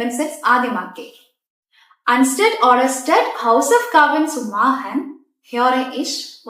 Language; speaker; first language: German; non-native, fluent; Malayalam